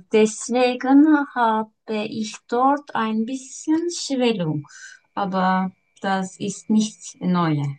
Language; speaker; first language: German; non-native, learner; Turkish